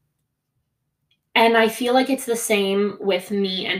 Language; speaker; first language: English; early bilingual, other home language; Greek